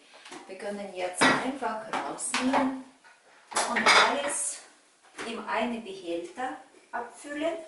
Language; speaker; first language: German; non-native, fluent; Russian